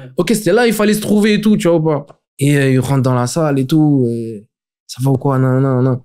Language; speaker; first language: French; native; French